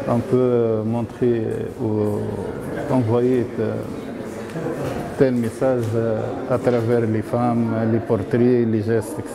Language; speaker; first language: French; non-native, local second language; Arabic